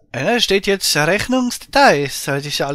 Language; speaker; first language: German; native; German